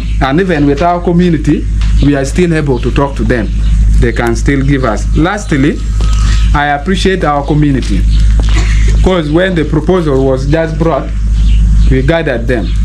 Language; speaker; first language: English; non-native, local second language; Acoli